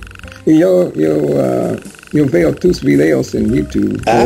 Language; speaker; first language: Spanish; non-native, learner; English